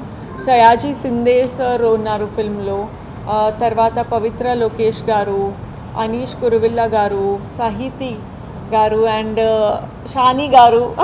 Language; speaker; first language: Telugu; non-native, fluent; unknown